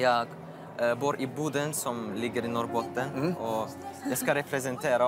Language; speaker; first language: Swedish; non-native, learner; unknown